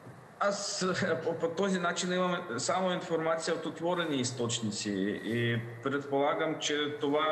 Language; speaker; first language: Bulgarian; non-native, fluent; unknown